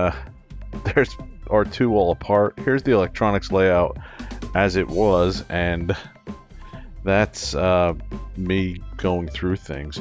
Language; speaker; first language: English; native; English